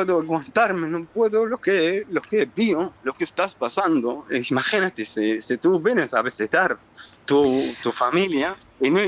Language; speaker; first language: Spanish; non-native, learner; Arabic